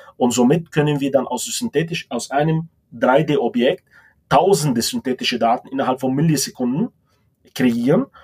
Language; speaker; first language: German; non-native, fluent; Arabic